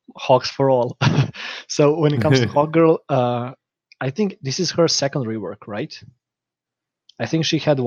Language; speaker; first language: English; non-native, fluent; Serbian